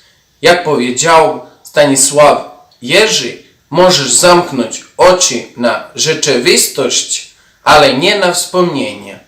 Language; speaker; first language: Polish; non-native, fluent; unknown